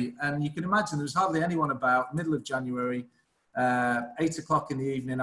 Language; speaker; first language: English; native; English